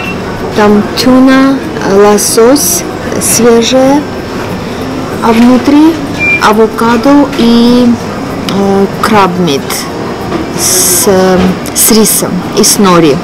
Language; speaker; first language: Russian; non-native, fluent; Armenian